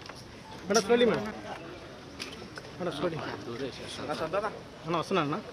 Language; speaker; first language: Telugu; native; Telugu